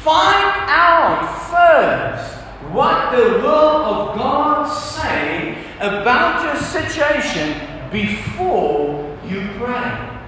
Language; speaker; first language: English; non-native, local second language; Afrikaans